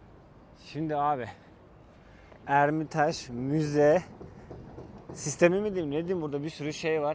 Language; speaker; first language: Turkish; native; Turkish